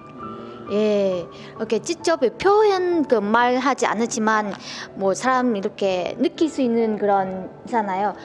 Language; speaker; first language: Korean; non-native, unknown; Vietnamese